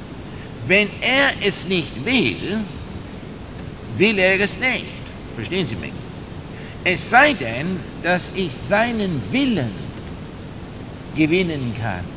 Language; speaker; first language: German; non-native, fluent; English